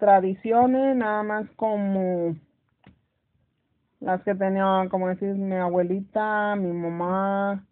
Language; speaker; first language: Spanish; native; Spanish